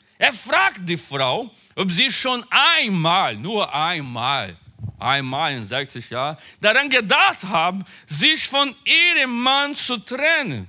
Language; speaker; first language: German; non-native, learner; Portuguese